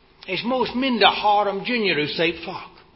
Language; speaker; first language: Hungarian; non-native, fluent; English